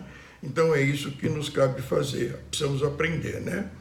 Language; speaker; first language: Portuguese; native; Portuguese